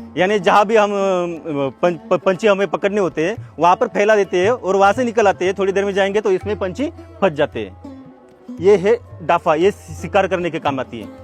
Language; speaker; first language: Hindi; non-native, local second language; Kukna